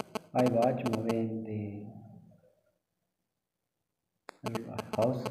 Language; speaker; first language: English; non-native, learner; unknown